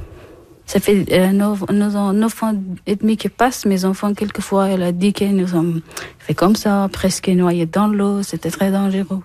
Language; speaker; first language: French; non-native, learner; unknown